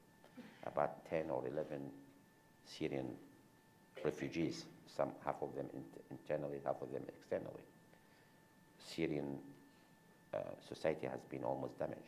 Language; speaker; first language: English; non-native, fluent; Arabic